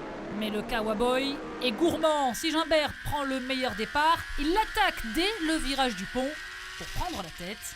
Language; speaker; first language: French; native; French